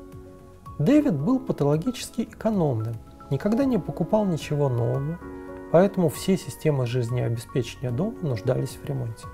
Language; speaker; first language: Russian; native; Russian